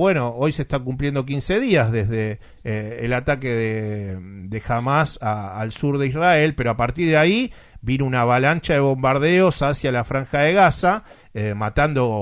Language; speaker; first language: Spanish; native; Spanish